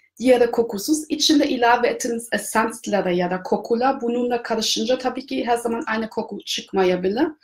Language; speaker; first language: Turkish; non-native, fluent; German